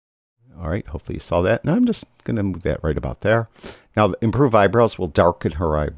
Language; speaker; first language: English; native; English